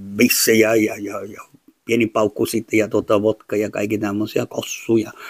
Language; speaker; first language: Finnish; non-native, fluent; Spanish